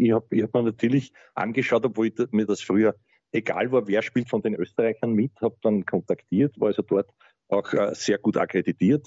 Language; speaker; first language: German; native; German